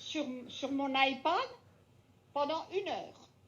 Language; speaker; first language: French; non-native, fluent; Spanish